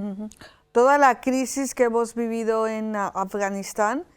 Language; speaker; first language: Spanish; native; Spanish